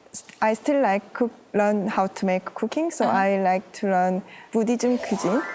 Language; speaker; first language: English; non-native, learner; Korean